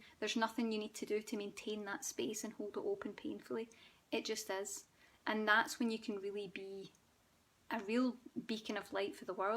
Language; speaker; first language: English; native; English